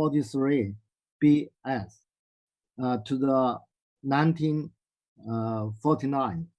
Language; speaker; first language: English; non-native, learner; Chinese